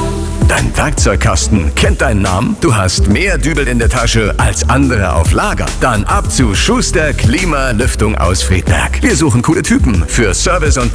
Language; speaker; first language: German; native; German